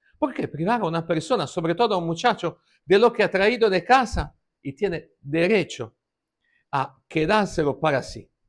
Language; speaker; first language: Spanish; non-native, fluent; Italian